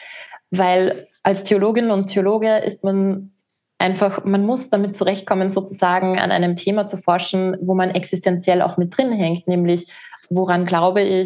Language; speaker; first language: German; native; German